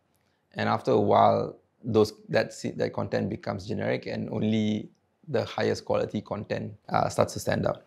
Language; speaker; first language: English; non-native, local second language; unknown